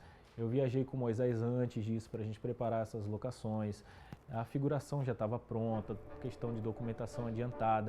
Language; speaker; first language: Portuguese; native; Portuguese